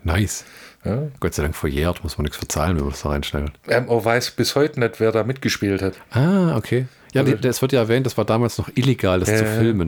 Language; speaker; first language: German; native; German